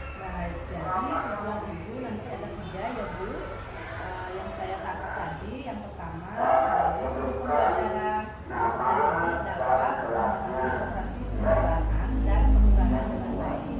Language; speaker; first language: Indonesian; native; Indonesian